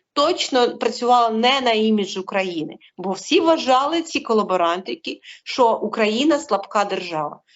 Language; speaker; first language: Ukrainian; non-native, local second language; Russian